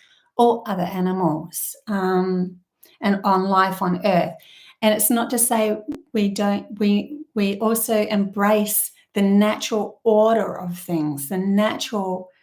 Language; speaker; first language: English; native; English